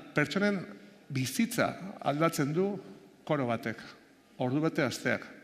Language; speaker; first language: Basque; native; Basque